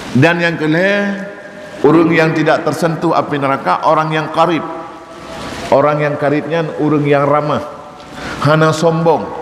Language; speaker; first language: Malay; non-native, local second language; Achinese